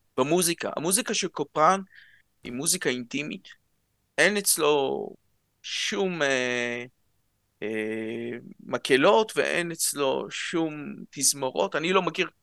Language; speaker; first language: Hebrew; early bilingual, other home language; Russian